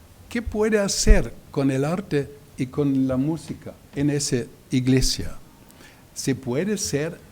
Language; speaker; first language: Spanish; non-native, learner; German